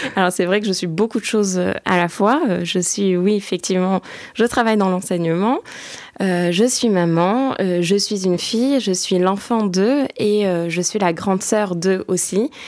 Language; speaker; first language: French; early bilingual, other home language; Turkish